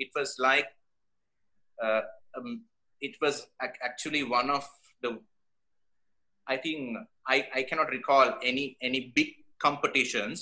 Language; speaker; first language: English; non-native, local second language; Sinhala